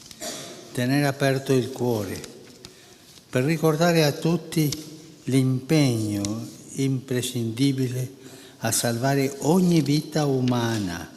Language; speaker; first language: Italian; non-native, fluent; Spanish